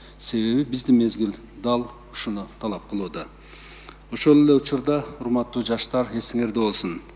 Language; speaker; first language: Kyrgyz; native; Kyrgyz